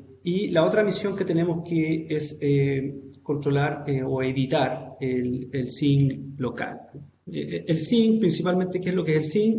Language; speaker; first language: Spanish; native; Spanish